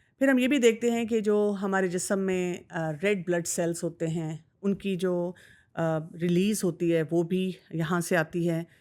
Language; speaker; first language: Urdu; native; Urdu